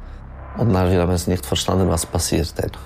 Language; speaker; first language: German; non-native, local second language; French